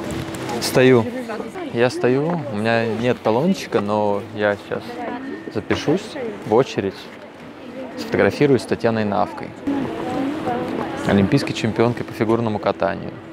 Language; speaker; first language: Russian; native; Russian